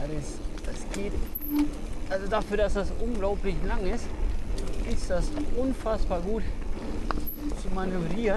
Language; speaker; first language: German; native; German